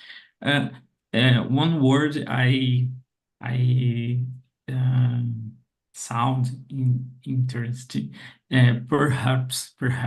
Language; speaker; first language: English; non-native, learner; Portuguese